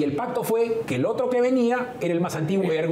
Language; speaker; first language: Spanish; native; Spanish